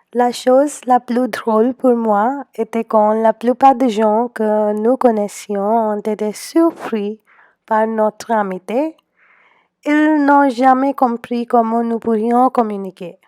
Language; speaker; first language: French; non-native, learner; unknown